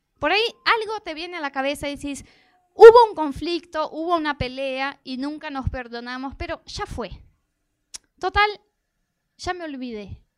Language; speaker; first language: Spanish; non-native, fluent; Portuguese